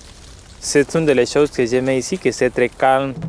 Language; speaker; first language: French; non-native, learner; Spanish